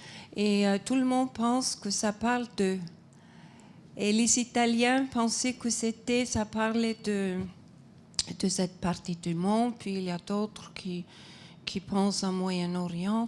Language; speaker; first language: French; non-native, fluent; Icelandic